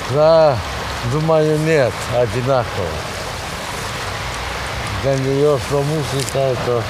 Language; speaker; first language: Russian; non-native, local second language; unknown